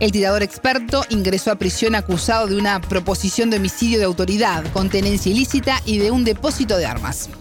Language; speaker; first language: Spanish; native; Spanish